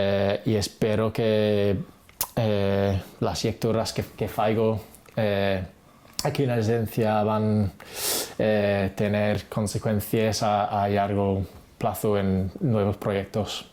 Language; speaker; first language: Spanish; non-native, fluent; English